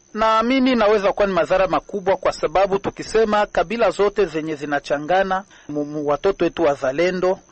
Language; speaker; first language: Swahili; native; Swahili